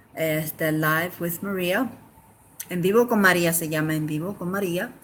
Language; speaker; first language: Spanish; early bilingual, other home language; English